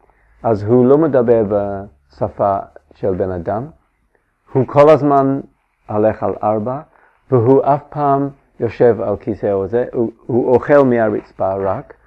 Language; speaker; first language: Hebrew; non-native, fluent; English